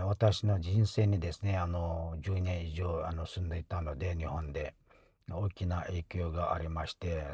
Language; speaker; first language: Japanese; non-native, fluent; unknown